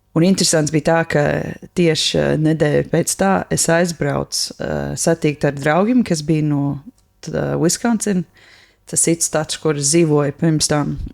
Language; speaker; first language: Latvian; non-native, learner; English